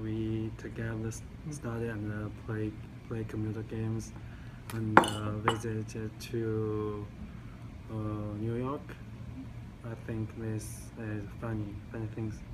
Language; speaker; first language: English; non-native, learner; Chinese